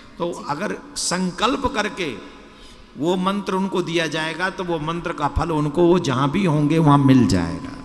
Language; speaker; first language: Hindi; native; Hindi